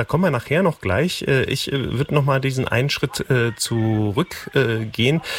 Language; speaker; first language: German; native; German